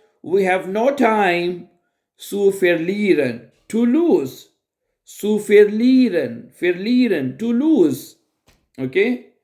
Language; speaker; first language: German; non-native, fluent; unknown